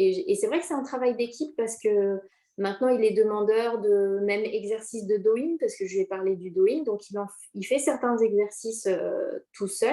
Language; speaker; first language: French; native; French